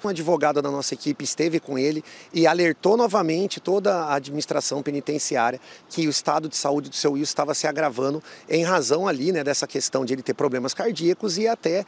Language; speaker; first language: Portuguese; native; Portuguese